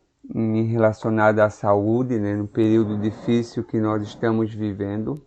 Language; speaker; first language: Portuguese; native; Portuguese